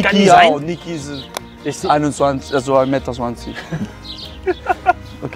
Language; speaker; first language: German; non-native, learner; Spanish